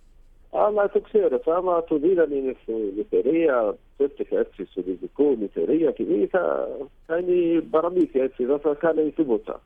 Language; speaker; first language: Greek; non-native, learner; Arabic